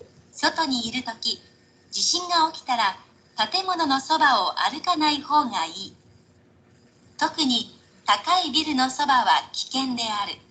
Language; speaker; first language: Japanese; non-native, learner; Indonesian